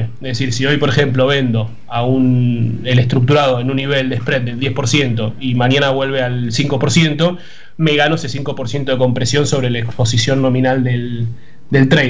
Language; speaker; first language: Spanish; native; Spanish